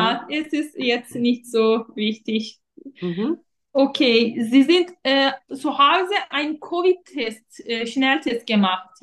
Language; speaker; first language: German; non-native, fluent; Turkish